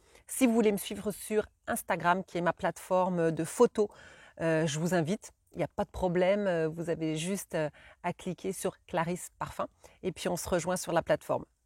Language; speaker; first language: French; native; French